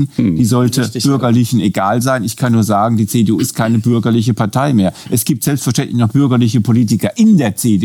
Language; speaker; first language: German; native; German